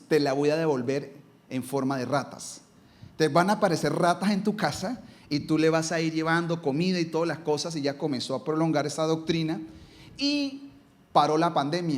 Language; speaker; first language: Spanish; native; Spanish